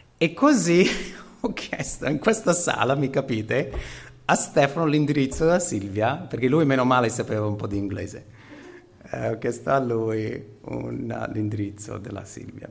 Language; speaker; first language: Italian; non-native, fluent; English